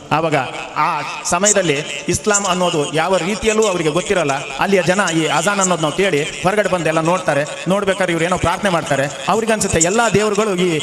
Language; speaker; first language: Kannada; non-native, local second language; Malayalam